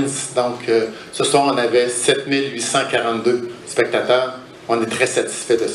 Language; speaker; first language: French; native; French